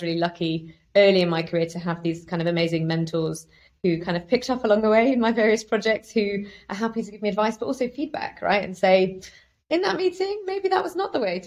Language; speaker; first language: English; native; English